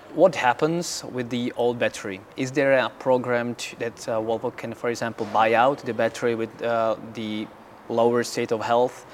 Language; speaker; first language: English; non-native, fluent; Czech